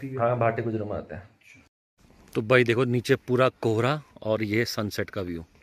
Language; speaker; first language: Hindi; native; Hindi